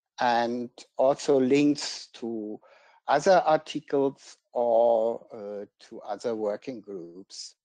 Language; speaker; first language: English; non-native, fluent; German